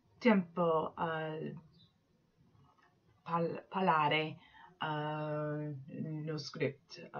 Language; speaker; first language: Italian; non-native, learner; English